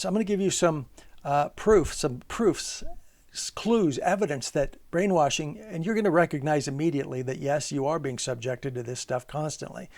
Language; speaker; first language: English; native; English